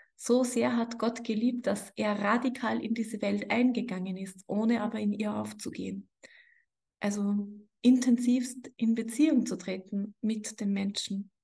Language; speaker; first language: German; native; German